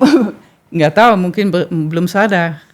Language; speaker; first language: Indonesian; non-native, fluent; Dutch